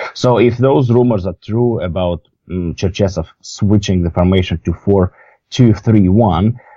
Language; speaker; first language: English; non-native, fluent; Russian